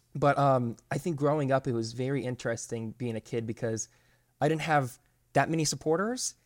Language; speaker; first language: English; native; English